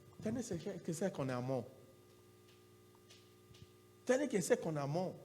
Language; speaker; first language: Spanish; non-native, learner; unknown